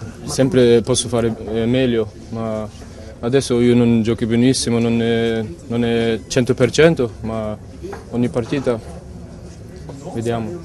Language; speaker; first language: Italian; non-native, learner; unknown